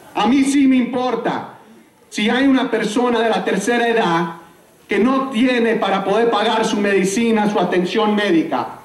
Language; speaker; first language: Spanish; early bilingual, heritage; Spanish